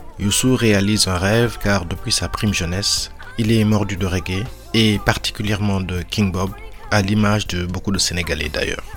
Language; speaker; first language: French; non-native, local second language; Wolof